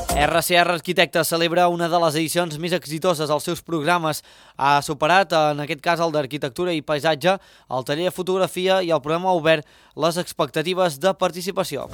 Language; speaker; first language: Catalan; native; Catalan